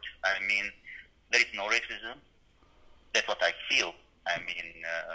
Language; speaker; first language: English; non-native, learner; Arabic